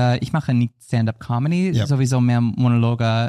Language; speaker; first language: German; non-native, fluent; English